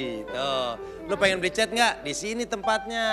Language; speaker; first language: Indonesian; native; Indonesian